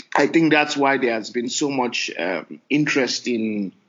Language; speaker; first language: English; non-native, local second language; Hausa